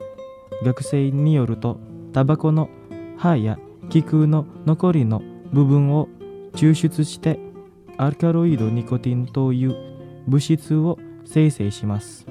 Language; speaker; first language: Japanese; non-native, fluent; Indonesian